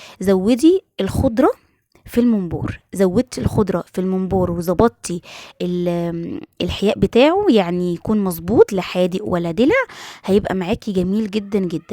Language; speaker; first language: Arabic; native; Arabic